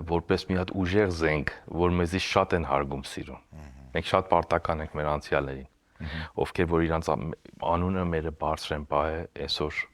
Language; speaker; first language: Armenian; early bilingual, heritage; Armenian